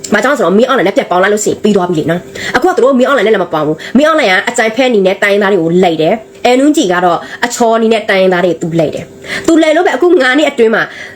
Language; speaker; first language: Burmese; non-native, local second language; Karen languages